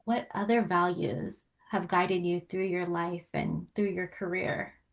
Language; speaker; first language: English; native; English